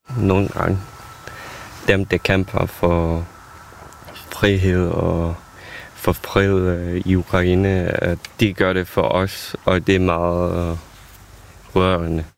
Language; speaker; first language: Danish; non-native, fluent; Ukrainian